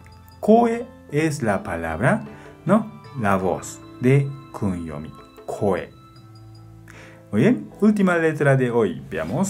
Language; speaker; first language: Spanish; non-native, fluent; Japanese